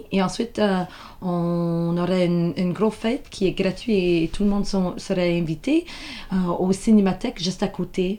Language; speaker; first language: French; non-native, local second language; English